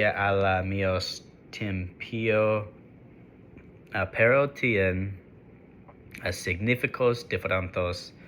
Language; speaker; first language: Spanish; non-native, learner; English